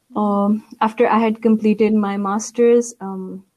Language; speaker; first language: English; non-native, local second language; Urdu